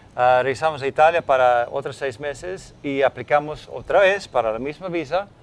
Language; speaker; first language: Spanish; non-native, fluent; Swedish